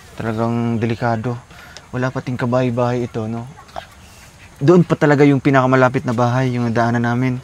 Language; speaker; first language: Filipino; non-native, local second language; Cebuano